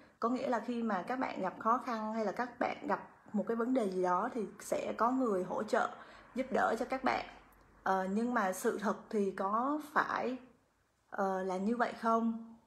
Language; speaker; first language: Vietnamese; native; Vietnamese